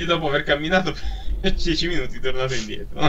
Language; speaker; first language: Italian; native; Italian